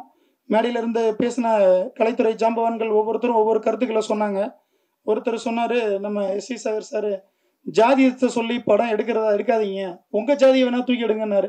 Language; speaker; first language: Tamil; native; Tamil